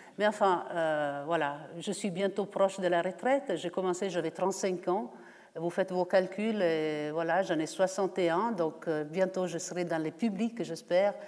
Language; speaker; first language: French; non-native, fluent; Italian